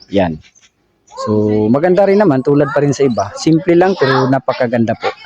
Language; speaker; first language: Filipino; non-native, local second language; Cebuano